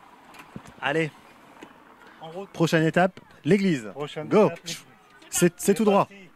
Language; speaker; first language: French; native; French